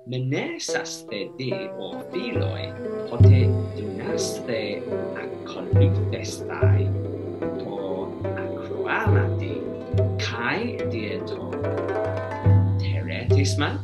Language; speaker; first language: Greek; non-native, learner; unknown